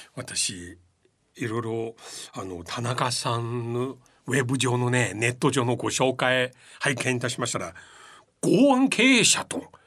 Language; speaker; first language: Japanese; non-native, fluent; Chinese